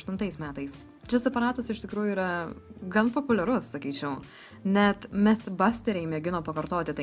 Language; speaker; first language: Lithuanian; native; Lithuanian